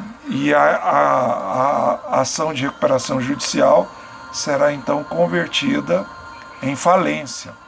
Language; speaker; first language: Portuguese; native; Portuguese